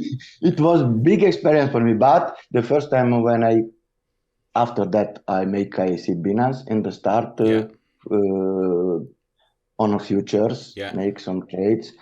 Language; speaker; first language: English; non-native, learner; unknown